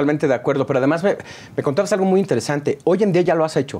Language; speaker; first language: Spanish; native; Spanish